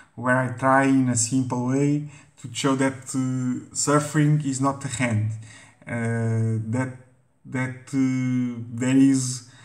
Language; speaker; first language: English; non-native, fluent; Portuguese